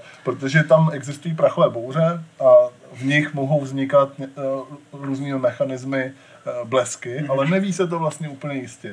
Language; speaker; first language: Czech; native; Czech